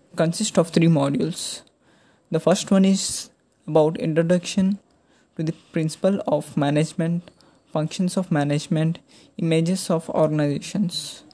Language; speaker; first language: English; non-native, local second language; Telugu